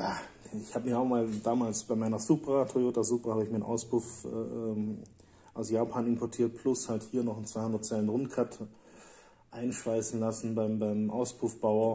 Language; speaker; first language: German; native; German